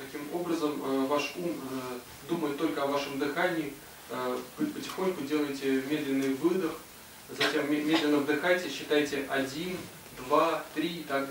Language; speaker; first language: Russian; native; Russian